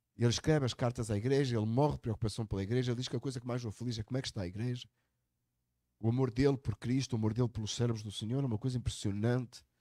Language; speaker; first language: Portuguese; native; Portuguese